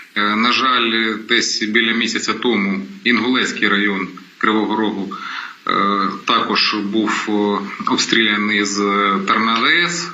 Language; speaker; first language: Ukrainian; non-native, local second language; Russian